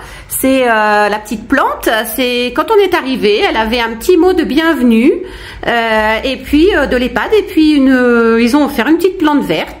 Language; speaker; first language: French; native; French